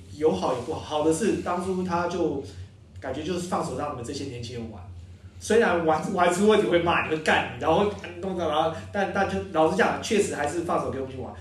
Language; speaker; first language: Chinese; native; Chinese